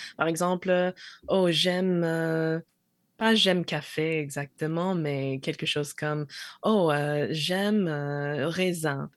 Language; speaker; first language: French; non-native, fluent; English